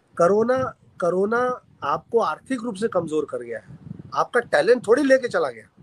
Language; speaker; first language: Hindi; native; Hindi